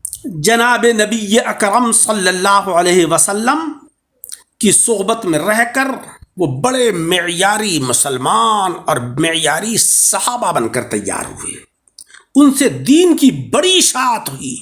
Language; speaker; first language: Urdu; native; Urdu